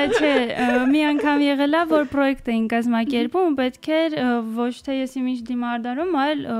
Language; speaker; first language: Armenian; native; Armenian